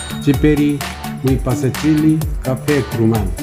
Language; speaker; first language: Russian; non-native, learner; Korean